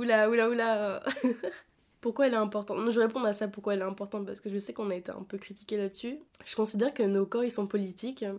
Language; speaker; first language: French; native; French